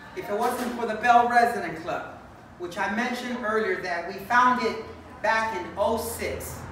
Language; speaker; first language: English; early bilingual, other home language; Spanish